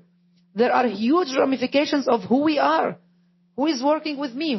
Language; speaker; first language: English; non-native, fluent; Arabic